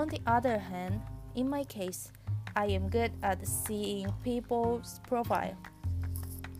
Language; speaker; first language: English; non-native, fluent; Japanese